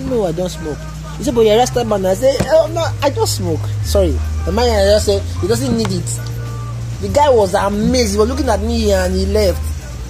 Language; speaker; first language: English; non-native, local second language; Nigerian Pidgin